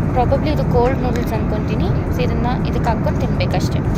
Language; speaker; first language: Kannada; native; Kannada